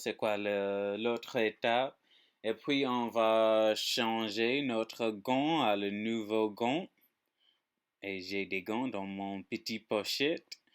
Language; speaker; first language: French; non-native, learner; English